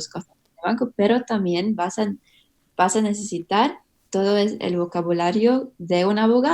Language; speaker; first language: Spanish; early bilingual, heritage; English